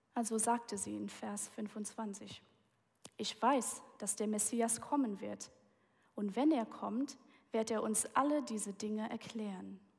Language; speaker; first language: German; early bilingual, heritage; German